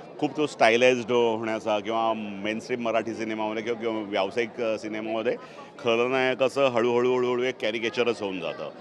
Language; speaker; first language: Marathi; native; Marathi